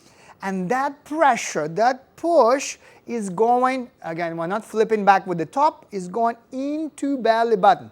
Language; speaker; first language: English; non-native, fluent; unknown